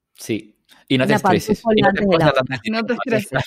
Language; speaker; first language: Spanish; non-native, fluent; Italian